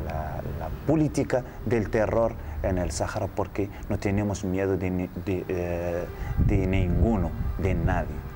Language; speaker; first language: Spanish; non-native, learner; Arabic